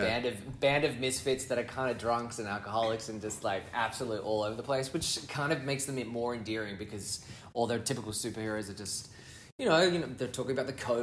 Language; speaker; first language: English; native; English